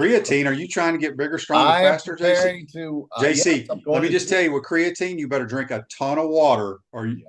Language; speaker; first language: English; native; English